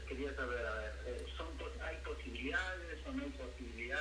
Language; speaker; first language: Spanish; native; Spanish